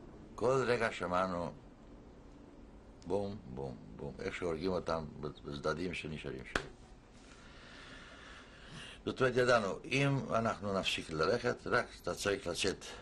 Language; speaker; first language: Hebrew; non-native, fluent; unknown